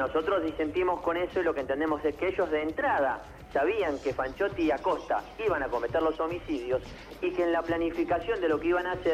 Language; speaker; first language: Spanish; native; Spanish